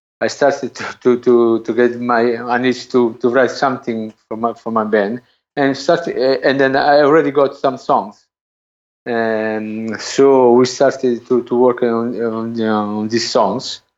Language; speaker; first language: English; non-native, learner; Italian